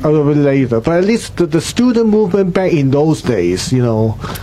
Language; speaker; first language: English; non-native, local second language; Cantonese